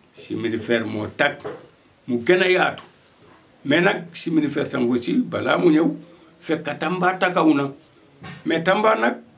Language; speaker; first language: Wolof; non-native, local second language; Fula